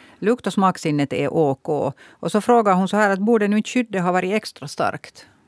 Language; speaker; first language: Swedish; native; Swedish